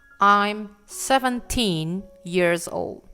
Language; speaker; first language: English; non-native, fluent; Indonesian